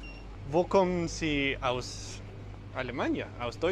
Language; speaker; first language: German; non-native, learner; English